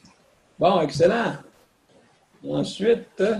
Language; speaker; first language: French; native; French